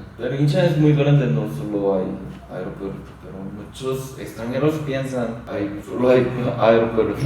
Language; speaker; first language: Spanish; non-native, learner; Korean